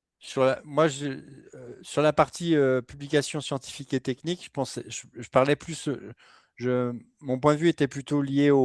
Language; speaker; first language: French; native; French